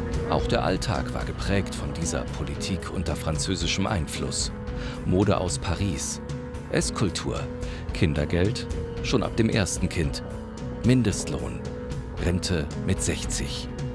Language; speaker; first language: German; native; German